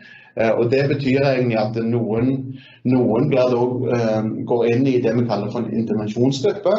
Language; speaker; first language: Norwegian; native; Norwegian